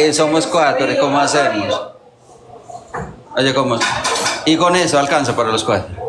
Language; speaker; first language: Spanish; non-native, fluent; Indonesian